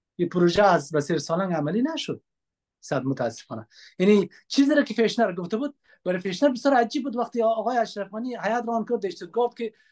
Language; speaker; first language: Persian; native; Persian